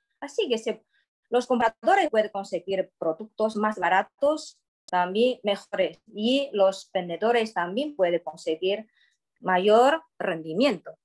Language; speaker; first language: Spanish; non-native, fluent; Chinese